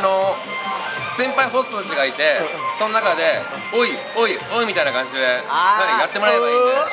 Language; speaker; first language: Japanese; native; Japanese